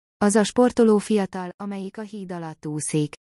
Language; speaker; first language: Hungarian; non-native, learner; Persian